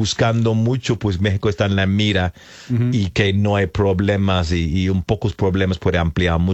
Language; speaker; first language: Spanish; non-native, fluent; English